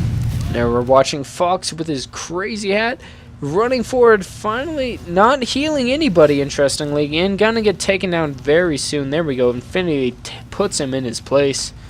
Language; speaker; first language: English; native; English